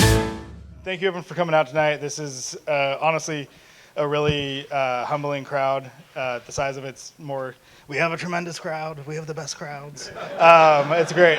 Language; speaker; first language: English; native; English